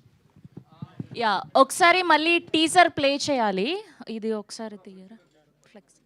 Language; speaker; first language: Telugu; native; Telugu